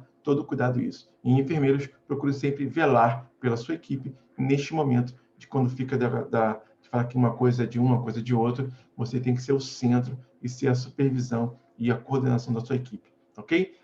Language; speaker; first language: Portuguese; native; Portuguese